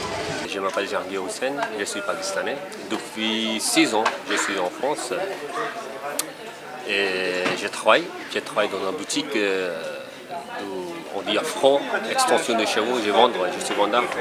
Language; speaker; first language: French; non-native, learner; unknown